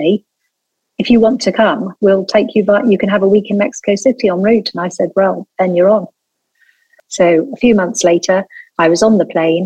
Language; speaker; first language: English; native; English